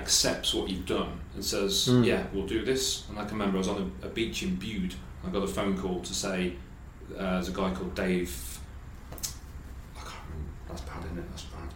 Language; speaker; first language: English; native; English